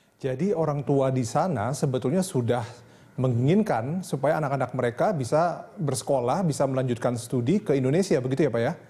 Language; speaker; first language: Indonesian; native; Indonesian